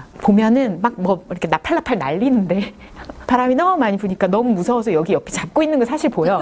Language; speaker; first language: Korean; native; Korean